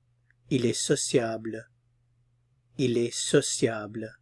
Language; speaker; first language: French; non-native, fluent; English